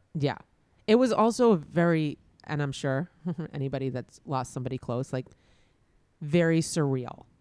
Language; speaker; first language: English; native; English